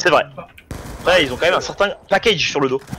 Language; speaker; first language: French; native; French